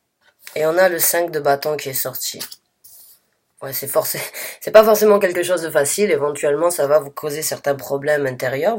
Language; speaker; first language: French; native; French